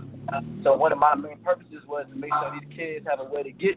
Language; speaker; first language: English; native; English